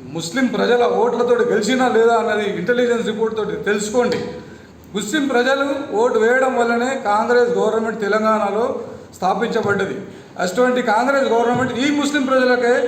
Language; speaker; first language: Telugu; non-native, local second language; Urdu